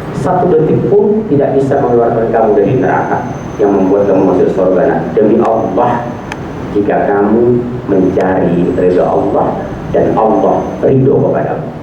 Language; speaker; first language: Indonesian; native; Indonesian